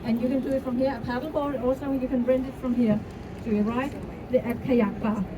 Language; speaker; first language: English; non-native, fluent; Danish